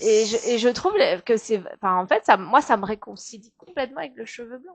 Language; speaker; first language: French; native; French